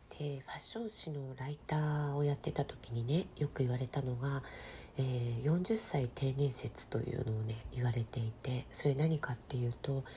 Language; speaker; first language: Japanese; native; Japanese